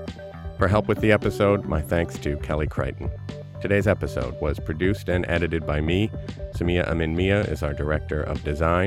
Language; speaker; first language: English; native; English